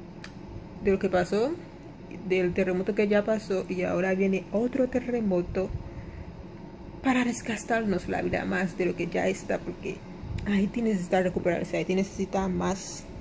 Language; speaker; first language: Spanish; non-native, fluent; Haitian Creole